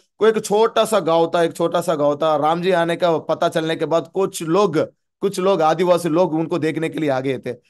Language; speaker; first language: Hindi; non-native, local second language; Telugu